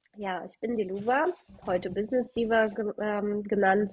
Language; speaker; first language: German; early bilingual, other home language; Russian